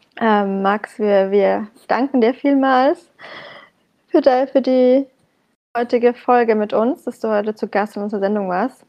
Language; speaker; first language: German; early bilingual, other home language; Arabic